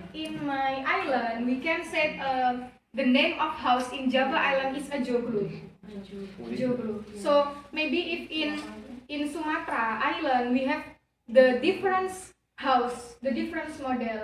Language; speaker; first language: English; non-native, learner; Javanese